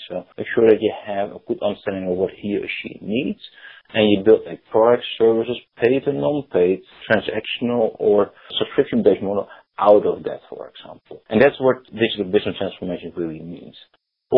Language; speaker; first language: English; non-native, fluent; Dutch